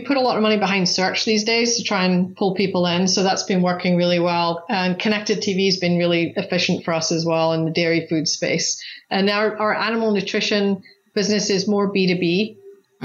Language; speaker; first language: English; native; English